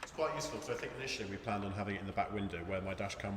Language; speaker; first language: English; native; English